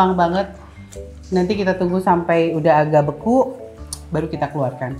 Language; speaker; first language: Indonesian; native; Indonesian